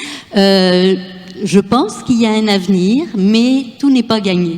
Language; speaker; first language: French; native; French